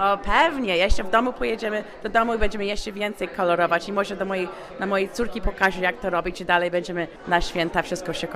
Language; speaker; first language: Polish; early bilingual, heritage; English